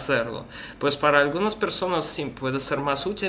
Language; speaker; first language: Spanish; non-native, learner; Russian